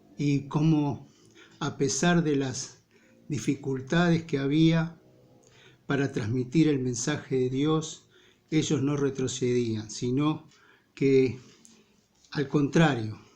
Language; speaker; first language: Spanish; native; Spanish